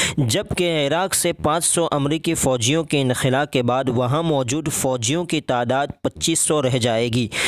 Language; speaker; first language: Urdu; native; Urdu